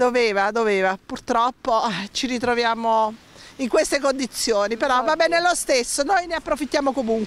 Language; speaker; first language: Italian; native; Italian